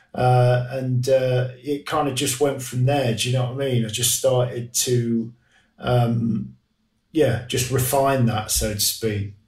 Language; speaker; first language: English; native; English